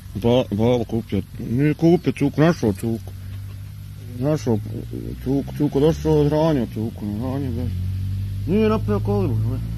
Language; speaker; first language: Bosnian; early bilingual, heritage; Bosnian